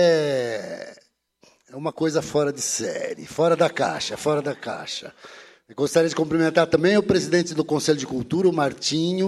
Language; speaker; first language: Portuguese; native; Portuguese